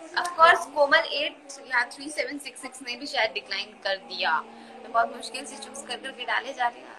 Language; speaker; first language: Hindi; native; Hindi